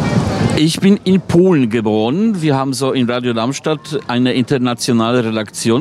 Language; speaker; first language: German; non-native, fluent; Polish